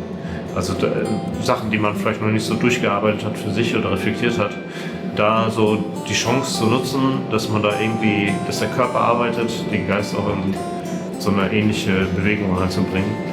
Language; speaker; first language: German; native; German